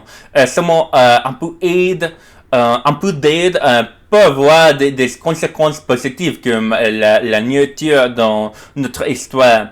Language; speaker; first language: French; non-native, learner; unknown